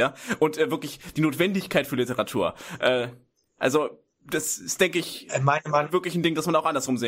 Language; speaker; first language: German; native; German